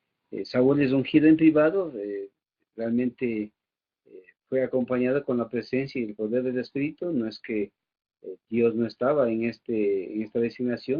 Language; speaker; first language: Spanish; native; Spanish